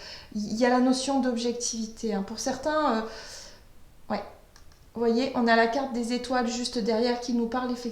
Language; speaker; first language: French; native; French